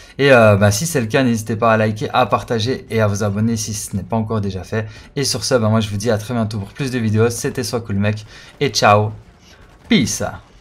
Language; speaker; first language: French; native; French